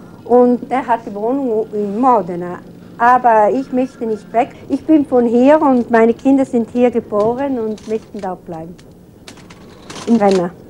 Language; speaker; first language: German; non-native, local second language; Italian